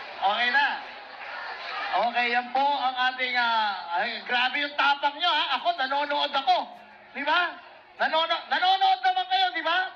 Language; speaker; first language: Filipino; native; Filipino